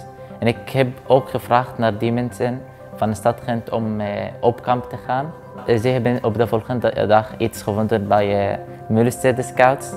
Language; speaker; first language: Dutch; non-native, fluent; Arabic